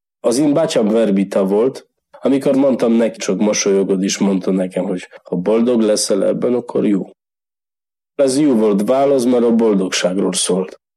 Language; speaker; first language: Hungarian; non-native, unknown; Polish